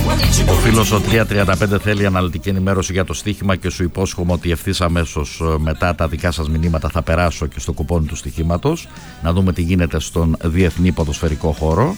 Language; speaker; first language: Greek; native; Greek